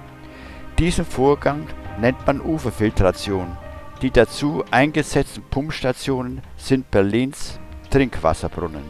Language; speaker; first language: German; native; German